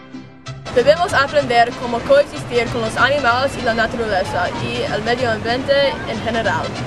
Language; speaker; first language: Spanish; non-native, learner; English